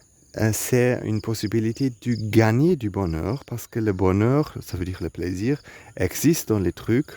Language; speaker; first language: French; non-native, learner; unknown